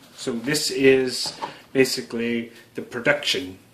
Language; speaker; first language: English; native; English